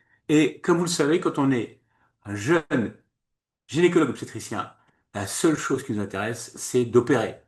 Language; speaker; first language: French; native; French